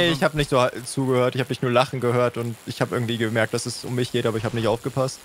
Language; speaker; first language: German; native; German